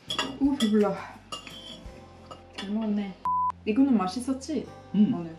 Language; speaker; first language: Korean; non-native, fluent; Swedish